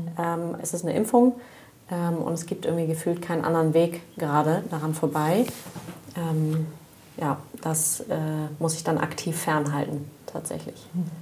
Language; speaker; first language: German; native; German